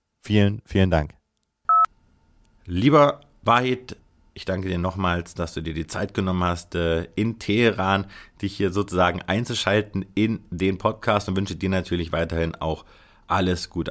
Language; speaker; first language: German; native; German